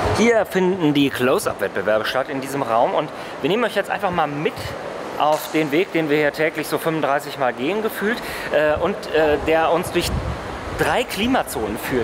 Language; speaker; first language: German; native; German